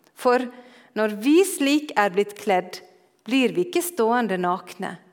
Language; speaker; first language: Norwegian; native; Norwegian